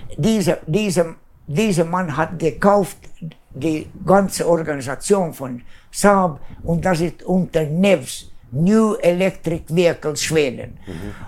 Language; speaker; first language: German; non-native, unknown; Swedish